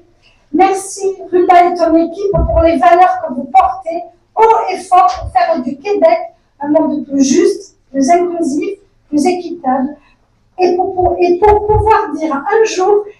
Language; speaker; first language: French; native; French